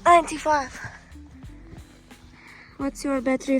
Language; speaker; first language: English; non-native, learner; Uzbek